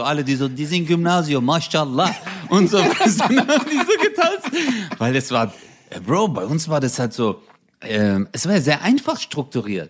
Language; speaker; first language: German; early bilingual, other home language; Turkish